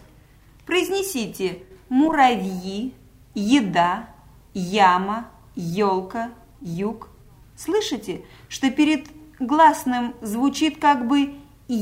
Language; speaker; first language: Russian; native; Russian